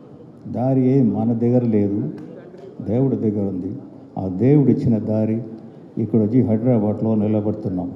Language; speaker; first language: Telugu; non-native, learner; Tamil